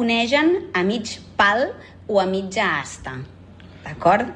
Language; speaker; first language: Catalan; native; Catalan